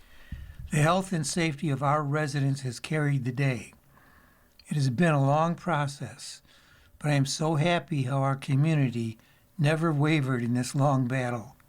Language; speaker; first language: English; native; English